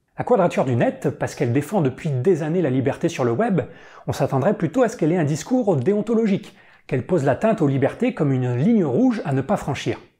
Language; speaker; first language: French; native; French